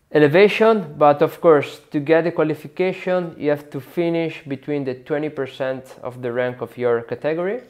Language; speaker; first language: English; non-native, learner; Italian